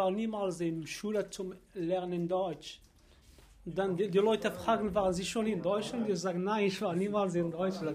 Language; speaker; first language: German; non-native, learner; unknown